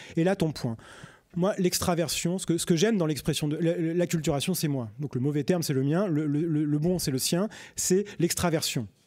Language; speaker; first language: French; native; French